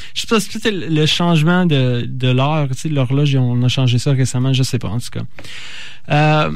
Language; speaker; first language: French; native; French